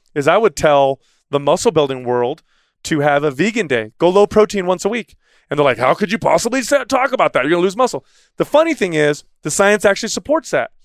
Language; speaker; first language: English; native; English